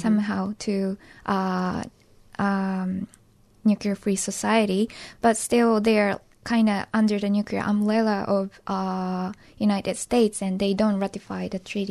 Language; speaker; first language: English; non-native, fluent; Japanese